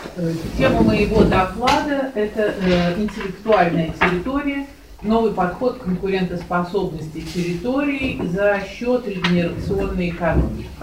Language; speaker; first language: Russian; native; Russian